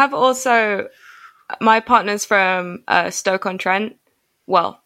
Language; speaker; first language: English; native; English